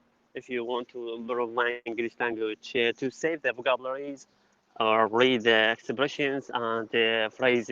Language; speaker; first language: English; non-native, learner; Arabic